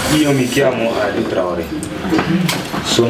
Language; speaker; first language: Italian; non-native, learner; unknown